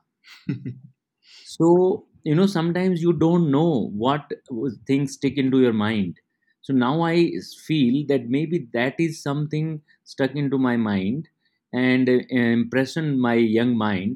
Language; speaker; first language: English; non-native, local second language; Haryanvi